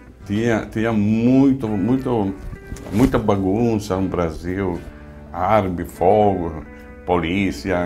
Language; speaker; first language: Portuguese; non-native, fluent; Italian